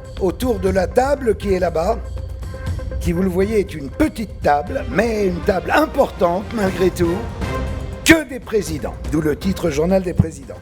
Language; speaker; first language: French; native; French